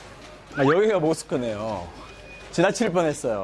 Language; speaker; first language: Korean; native; Korean